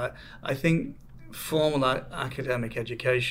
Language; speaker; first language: English; native; English